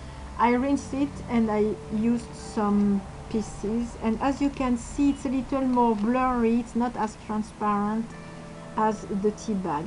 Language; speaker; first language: English; non-native, fluent; French